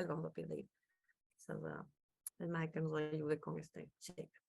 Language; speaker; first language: Spanish; native; Spanish